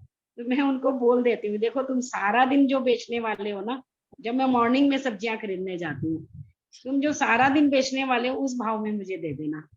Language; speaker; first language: Hindi; native; Hindi